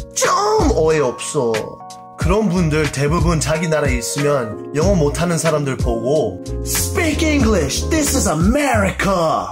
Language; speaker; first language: Korean; non-native, fluent; English